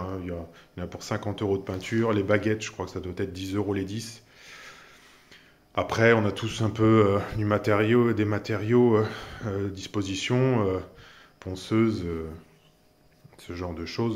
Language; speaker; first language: French; native; French